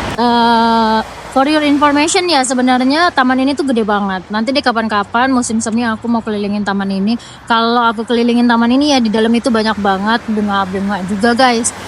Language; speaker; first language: Indonesian; native; Indonesian